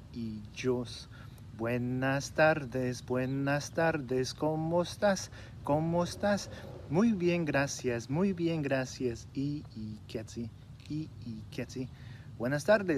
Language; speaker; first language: Spanish; early bilingual, heritage; Spanish